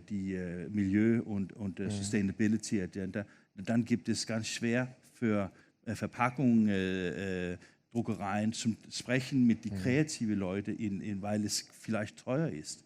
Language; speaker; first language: German; non-native, fluent; Danish